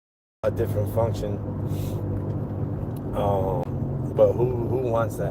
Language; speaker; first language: English; native; English